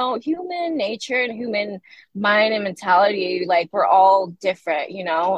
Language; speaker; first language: English; native; English